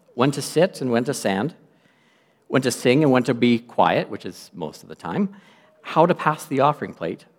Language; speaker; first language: English; native; English